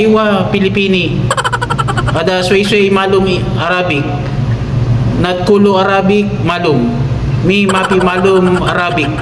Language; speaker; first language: Arabic; non-native, learner; Filipino